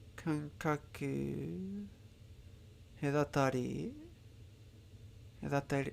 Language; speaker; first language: Japanese; non-native, learner; Spanish